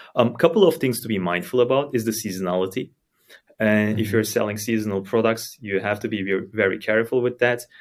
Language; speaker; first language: English; non-native, fluent; Turkish